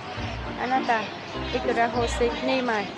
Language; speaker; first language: Japanese; non-native, learner; Vietnamese